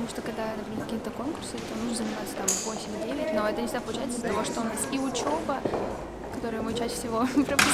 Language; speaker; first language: Russian; native; Russian